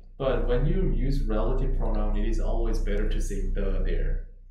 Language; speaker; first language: English; non-native, fluent; Korean